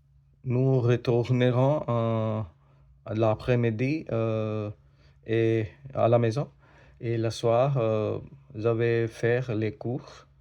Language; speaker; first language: French; non-native, learner; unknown